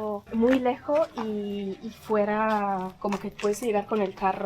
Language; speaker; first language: Spanish; non-native, fluent; Italian